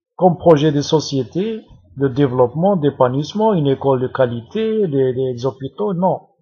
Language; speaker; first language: French; non-native, local second language; Arabic